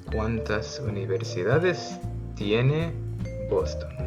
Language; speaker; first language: Spanish; early bilingual, heritage; Spanish